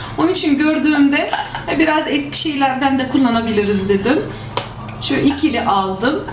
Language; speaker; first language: Turkish; non-native, fluent; Arabic